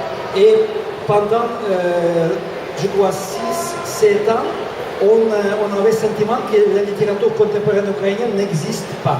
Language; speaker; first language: French; non-native, fluent; Russian